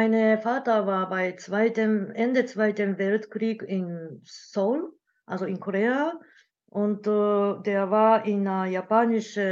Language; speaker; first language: German; non-native, learner; Japanese